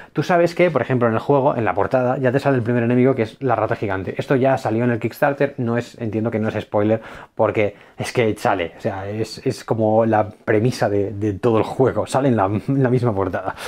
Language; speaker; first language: Spanish; native; Spanish